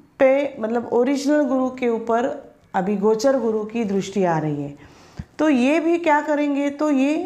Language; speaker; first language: Hindi; non-native, local second language; Marathi